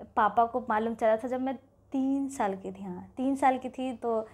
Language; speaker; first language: Hindi; native; Hindi